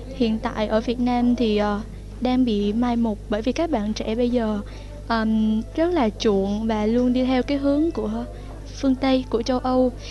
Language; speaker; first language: Vietnamese; native; Vietnamese